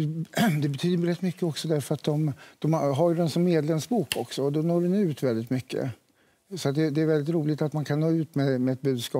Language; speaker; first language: Swedish; native; Swedish